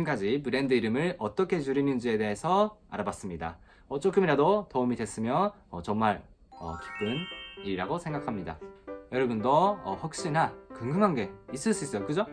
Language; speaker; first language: Korean; non-native, fluent; Japanese